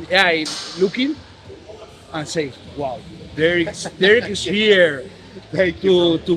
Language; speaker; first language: English; non-native, learner; Spanish